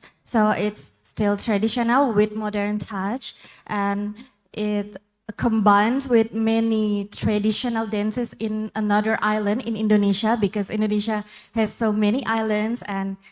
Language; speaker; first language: English; non-native, learner; Indonesian